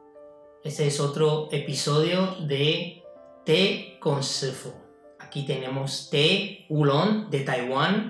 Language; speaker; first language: Spanish; non-native, fluent; Chinese